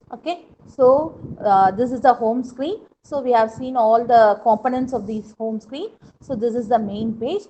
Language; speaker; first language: English; non-native, local second language; Tamil